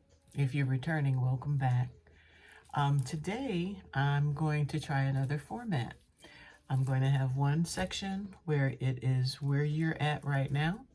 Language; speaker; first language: English; native; English